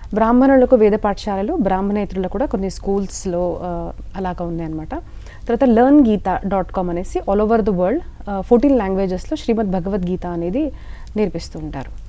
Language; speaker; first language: Telugu; non-native, local second language; Marathi